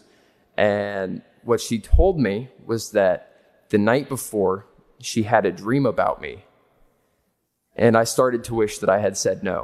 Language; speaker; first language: English; native; English